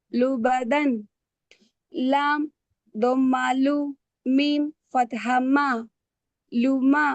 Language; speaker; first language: Arabic; non-native, learner; Telugu